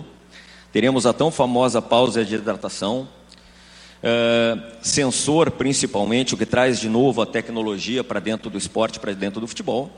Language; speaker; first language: Portuguese; native; Portuguese